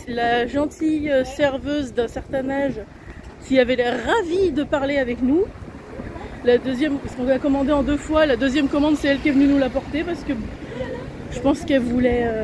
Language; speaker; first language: French; native; French